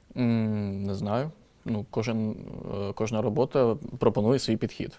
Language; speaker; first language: Ukrainian; native; Ukrainian